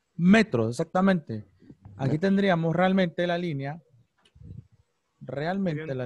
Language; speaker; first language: Spanish; native; Spanish